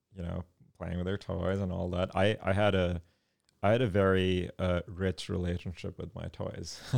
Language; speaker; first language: English; non-native, local second language; Urdu